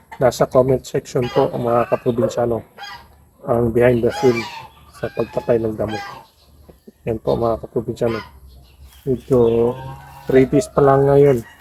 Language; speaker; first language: Filipino; non-native, local second language; Cebuano